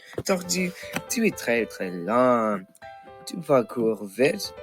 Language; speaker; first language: French; non-native, local second language; English